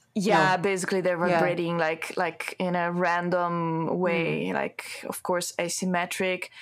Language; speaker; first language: English; non-native, fluent; Italian